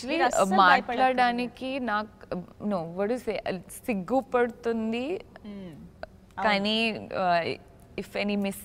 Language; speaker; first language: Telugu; non-native, learner; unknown